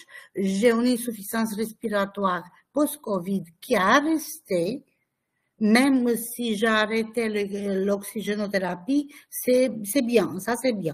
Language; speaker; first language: French; non-native, fluent; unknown